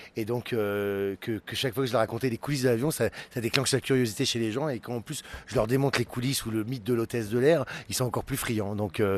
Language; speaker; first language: French; native; French